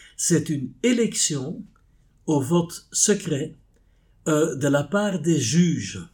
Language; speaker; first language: French; non-native, fluent; Dutch